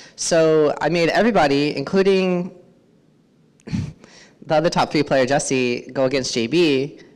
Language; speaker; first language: English; native; English